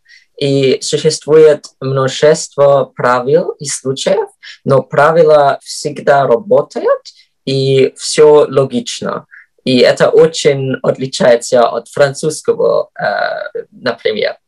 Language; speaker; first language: Russian; non-native, fluent; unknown